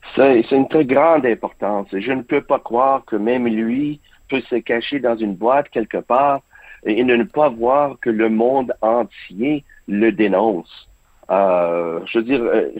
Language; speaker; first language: French; early bilingual, other home language; Ukrainian